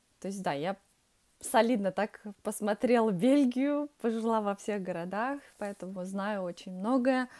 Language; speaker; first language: Russian; early bilingual, heritage; Russian